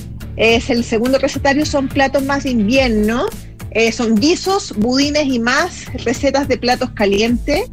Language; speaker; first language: Spanish; native; Spanish